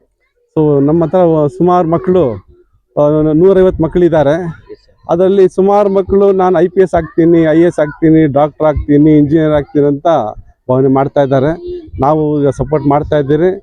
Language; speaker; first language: Kannada; non-native, local second language; Urdu